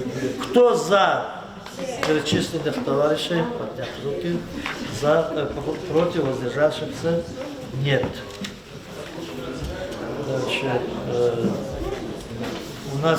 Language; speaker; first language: Russian; non-native, local second language; Lezghian